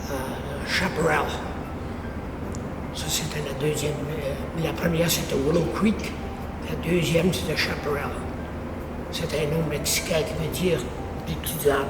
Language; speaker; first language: French; native; French